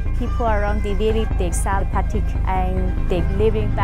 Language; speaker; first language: English; non-native, local second language; Hmong